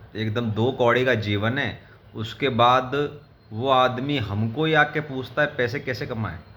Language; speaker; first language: Hindi; native; Hindi